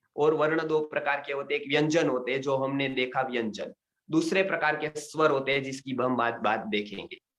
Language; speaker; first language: Hindi; non-native, local second language; Gujarati